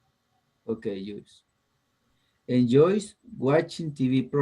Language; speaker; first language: English; non-native, learner; Spanish